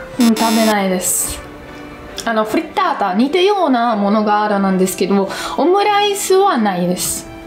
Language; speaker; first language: Japanese; non-native, fluent; Italian